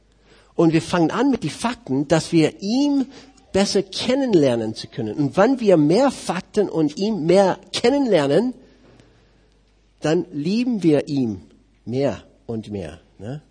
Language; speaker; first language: German; non-native, fluent; English